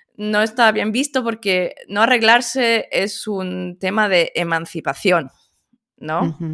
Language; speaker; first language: Spanish; early bilingual, other home language; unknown